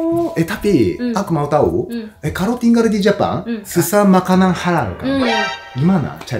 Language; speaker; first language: Indonesian; non-native, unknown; Japanese